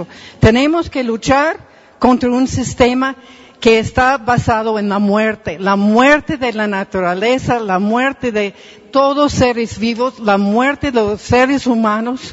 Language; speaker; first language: Spanish; non-native, fluent; English